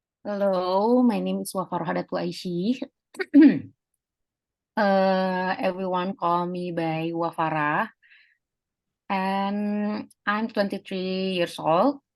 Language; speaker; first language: English; non-native, learner; Indonesian